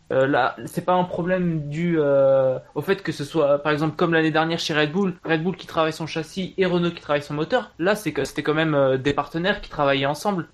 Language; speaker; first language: French; native; French